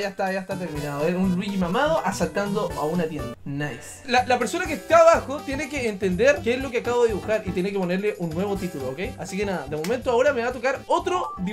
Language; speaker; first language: Spanish; native; Spanish